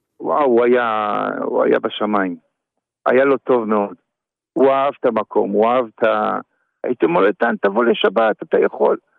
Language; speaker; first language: Hebrew; native; Hebrew